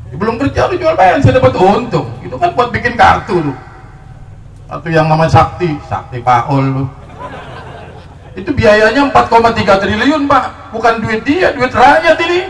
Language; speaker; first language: Indonesian; native; Indonesian